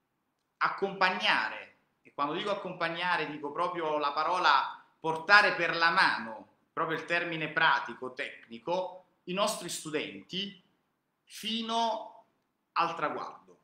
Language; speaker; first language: Italian; native; Italian